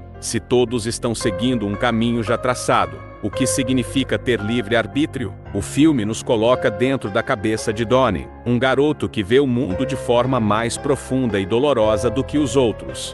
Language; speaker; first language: Portuguese; native; Portuguese